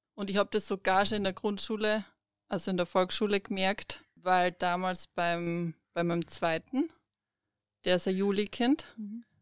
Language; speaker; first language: German; native; German